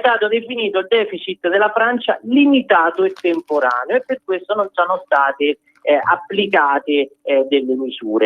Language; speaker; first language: Italian; native; Italian